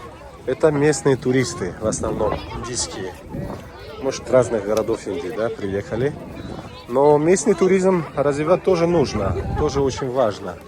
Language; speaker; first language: Russian; non-native, fluent; Tajik